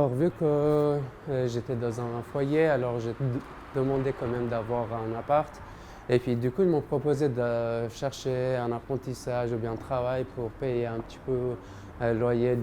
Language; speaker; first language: French; non-native, fluent; Persian